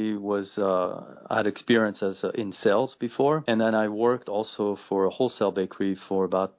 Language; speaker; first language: English; non-native, fluent; French